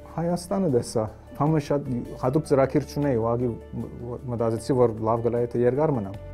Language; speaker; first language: Armenian; early bilingual, heritage; Armenian